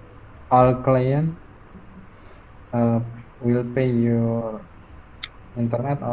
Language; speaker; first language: English; non-native, fluent; Indonesian